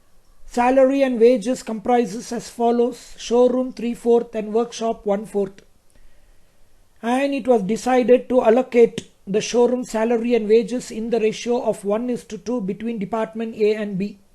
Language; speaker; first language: English; non-native, local second language; Kannada